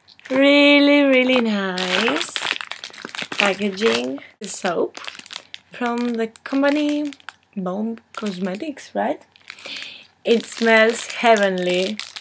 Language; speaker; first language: English; non-native, fluent; Greek